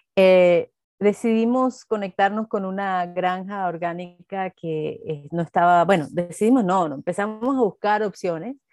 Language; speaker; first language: Spanish; native; Spanish